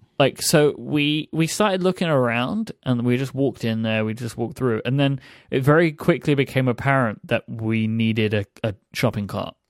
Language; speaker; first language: English; native; English